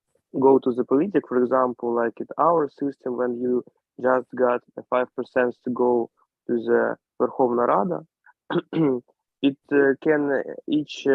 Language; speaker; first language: English; non-native, learner; Ukrainian